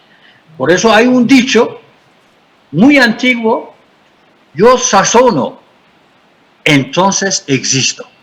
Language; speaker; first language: Spanish; non-native, fluent; Turkish